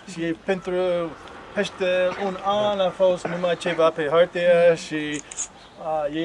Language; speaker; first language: Romanian; non-native, learner; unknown